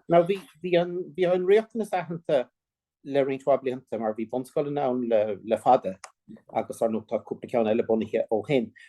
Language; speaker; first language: Irish; non-native, local second language; English